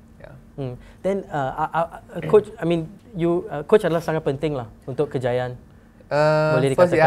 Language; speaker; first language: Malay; native; Malay